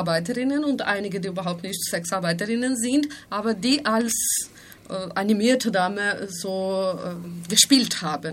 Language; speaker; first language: German; non-native, fluent; Spanish